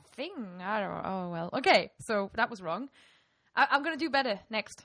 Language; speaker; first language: English; non-native, fluent; German